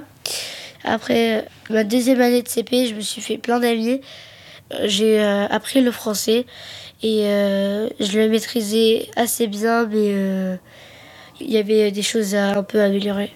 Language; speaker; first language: French; early bilingual, other home language; Arabic